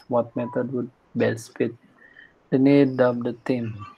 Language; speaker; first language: English; non-native, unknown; Indonesian